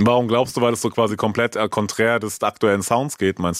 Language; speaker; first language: German; native; German